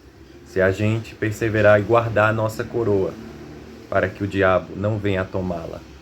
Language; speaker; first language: Portuguese; native; Portuguese